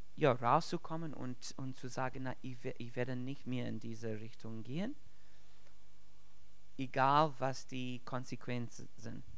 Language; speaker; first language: German; non-native, learner; English